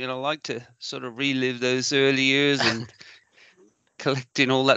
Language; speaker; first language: English; native; English